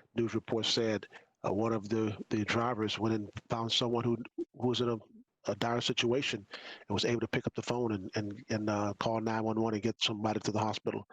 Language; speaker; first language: English; native; English